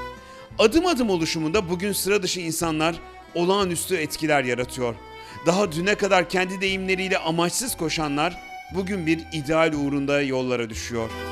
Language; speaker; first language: Turkish; native; Turkish